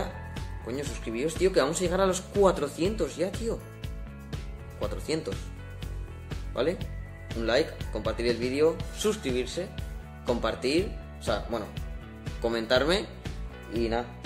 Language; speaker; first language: Spanish; native; Spanish